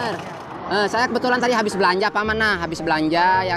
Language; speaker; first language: Indonesian; non-native, local second language; Sasak